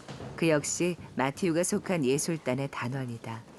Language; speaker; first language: Korean; native; Korean